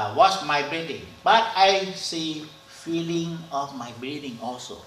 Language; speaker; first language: English; non-native, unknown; Thai